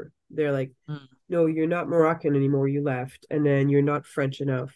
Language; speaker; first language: English; non-native, fluent; French